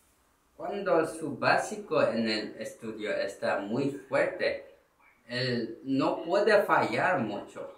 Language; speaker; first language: Spanish; non-native, learner; Korean